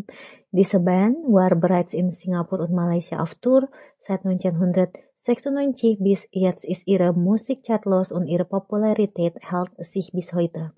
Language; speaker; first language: German; non-native, learner; Indonesian